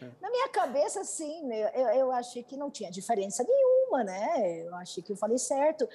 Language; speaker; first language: Portuguese; non-native, fluent; Arabic